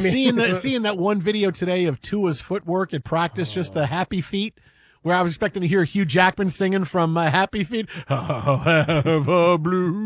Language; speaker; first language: English; native; English